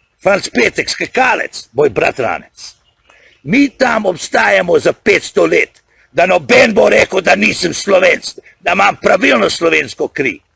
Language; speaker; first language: Slovenian; early bilingual, heritage; Slovenian